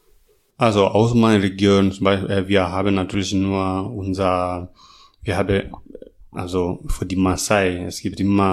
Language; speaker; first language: German; non-native, fluent; Masai